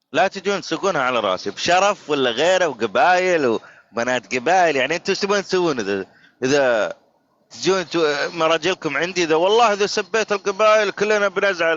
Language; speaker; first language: Arabic; native; Arabic